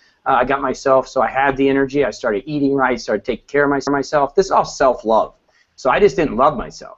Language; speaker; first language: English; native; English